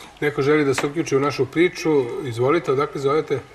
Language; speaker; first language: Croatian; native; Croatian